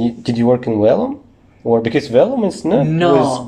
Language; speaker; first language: English; non-native, learner; Russian